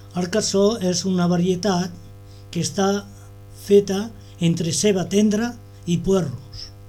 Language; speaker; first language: Catalan; non-native, local second language; Spanish